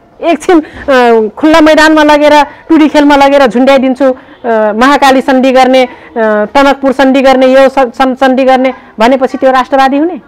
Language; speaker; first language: Nepali; non-native, local second language; Rana Tharu